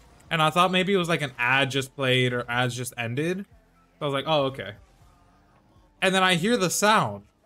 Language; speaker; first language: English; early bilingual, other home language; Spanish